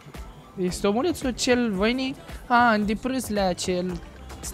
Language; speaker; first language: Romanian; native; Romanian